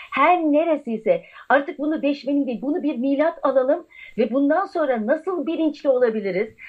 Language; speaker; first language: Turkish; native; Turkish